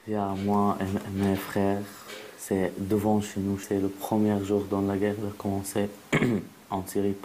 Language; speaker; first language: French; non-native, learner; Arabic